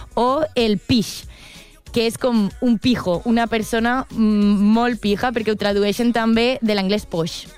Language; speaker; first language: Catalan; native; Catalan